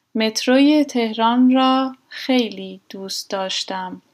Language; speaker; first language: Persian; non-native, fluent; German